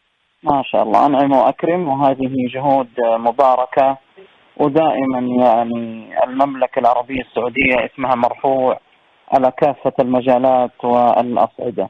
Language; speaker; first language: Arabic; native; Arabic